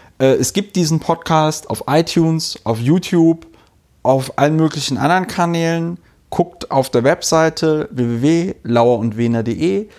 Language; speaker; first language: German; native; German